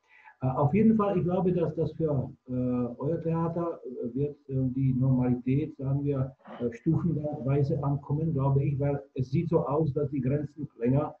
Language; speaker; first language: German; non-native, fluent; Czech